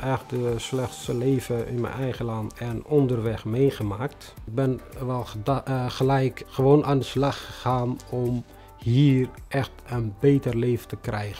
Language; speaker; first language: Dutch; non-native, fluent; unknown